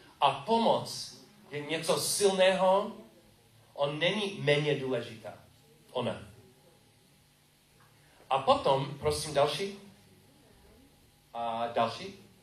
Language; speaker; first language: Czech; non-native, learner; English